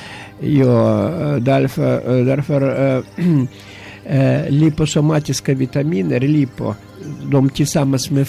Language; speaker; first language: Swedish; non-native, learner; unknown